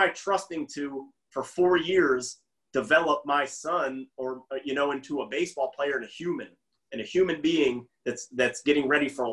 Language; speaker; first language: English; native; English